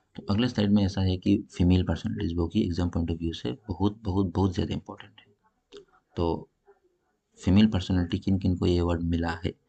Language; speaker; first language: Hindi; non-native, local second language; Bangla